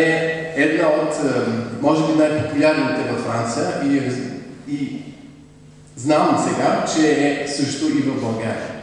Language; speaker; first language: Bulgarian; non-native, fluent; French